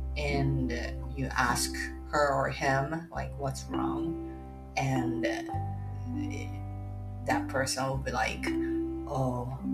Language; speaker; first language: English; non-native, fluent; Japanese